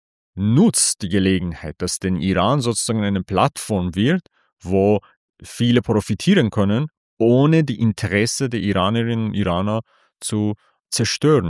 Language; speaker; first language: German; non-native, fluent; Persian